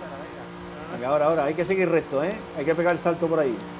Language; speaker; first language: Spanish; native; Spanish